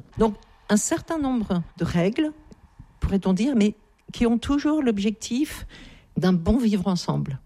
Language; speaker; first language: French; native; French